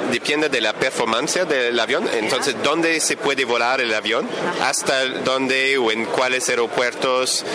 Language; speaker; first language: Spanish; non-native, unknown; French